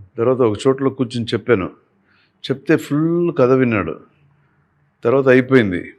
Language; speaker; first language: Telugu; native; Telugu